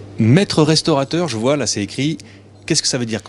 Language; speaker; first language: French; native; French